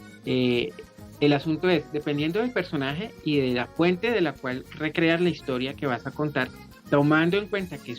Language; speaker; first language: Spanish; native; Spanish